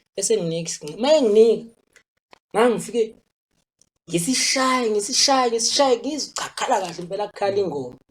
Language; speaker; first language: Zulu; native; Zulu